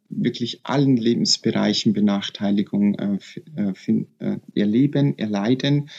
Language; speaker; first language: German; native; German